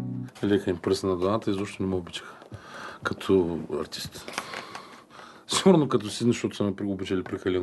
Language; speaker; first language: Bulgarian; native; Bulgarian